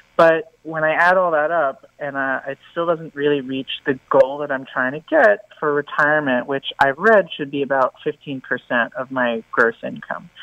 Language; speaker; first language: English; native; English